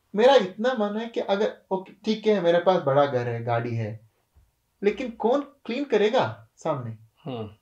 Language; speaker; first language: Hindi; non-native, local second language; Kannada